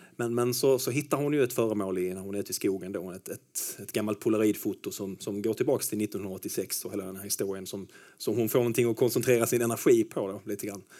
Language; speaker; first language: Swedish; native; Swedish